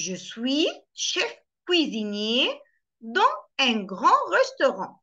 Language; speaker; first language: French; non-native, fluent; Arabic